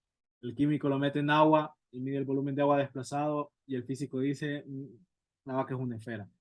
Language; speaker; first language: Spanish; native; Spanish